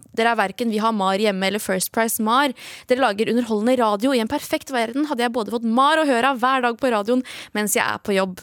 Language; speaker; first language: Norwegian; early bilingual, other home language; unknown